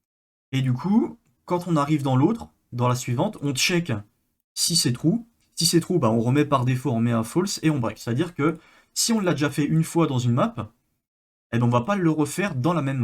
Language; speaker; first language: French; native; French